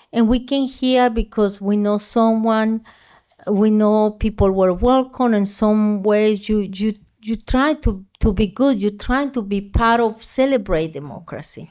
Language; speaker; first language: English; non-native, fluent; Spanish